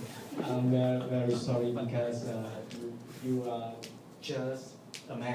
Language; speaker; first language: English; non-native, learner; Vietnamese